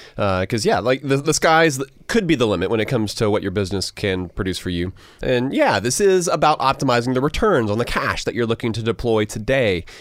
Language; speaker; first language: English; native; English